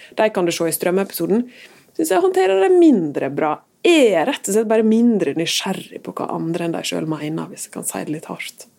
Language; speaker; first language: Norwegian; native; Norwegian